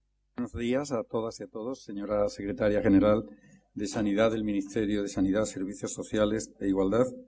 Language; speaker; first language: Spanish; native; Spanish